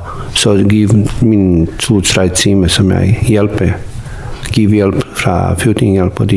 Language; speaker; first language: Danish; non-native, learner; Bosnian